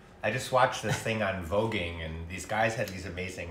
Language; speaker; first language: English; native; English